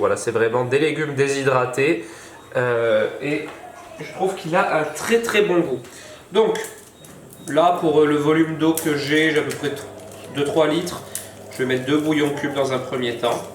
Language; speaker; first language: French; native; French